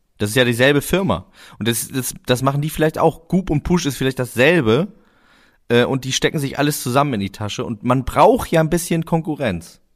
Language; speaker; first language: German; native; German